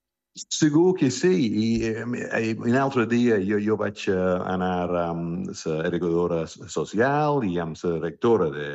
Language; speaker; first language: Catalan; non-native, fluent; English